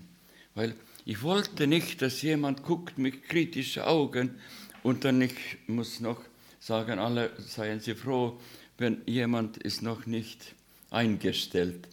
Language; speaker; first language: German; non-native, fluent; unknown